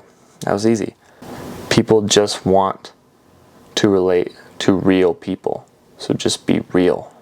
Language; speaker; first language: English; native; English